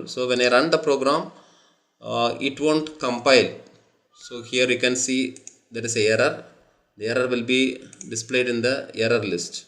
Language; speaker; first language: English; non-native, local second language; Tamil